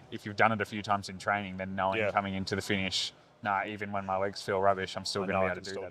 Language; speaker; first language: English; native; English